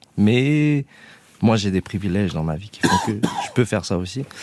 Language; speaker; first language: French; native; French